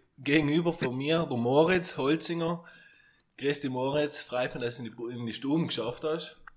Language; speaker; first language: German; native; German